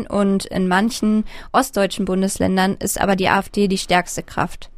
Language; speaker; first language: German; native; German